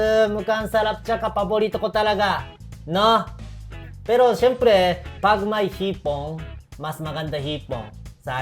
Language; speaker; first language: Filipino; non-native, learner; Japanese